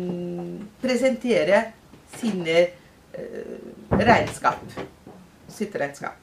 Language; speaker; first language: Norwegian; non-native, fluent; Portuguese